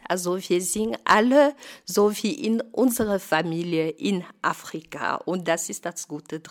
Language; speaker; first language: German; non-native, fluent; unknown